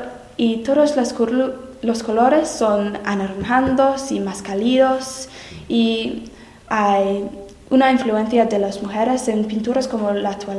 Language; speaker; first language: Spanish; non-native, learner; English